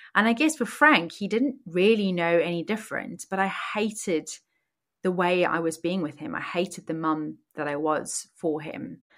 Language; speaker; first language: English; native; English